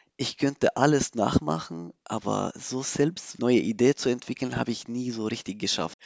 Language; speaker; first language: German; non-native, learner; Arabic